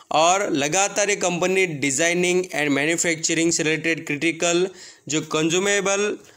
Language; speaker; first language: Hindi; native; Hindi